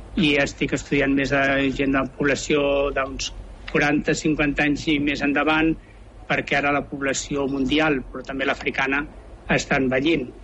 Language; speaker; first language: Catalan; native; Catalan